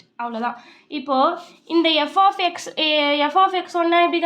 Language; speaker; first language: Tamil; native; Tamil